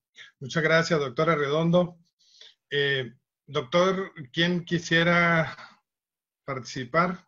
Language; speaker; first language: Spanish; native; Spanish